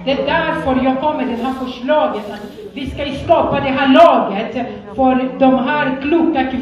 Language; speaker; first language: Swedish; non-native, learner; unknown